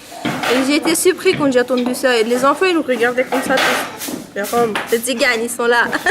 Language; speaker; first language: French; non-native, fluent; Romany